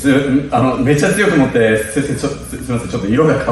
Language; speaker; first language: Japanese; native; Japanese